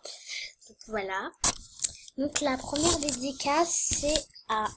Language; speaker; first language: French; native; French